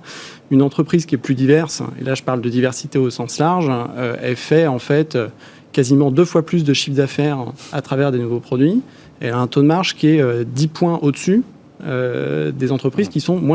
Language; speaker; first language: French; native; French